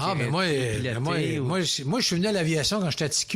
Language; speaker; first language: French; native; French